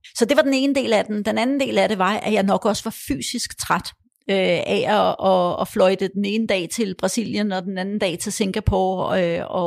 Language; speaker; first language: Danish; early bilingual, other home language; Polish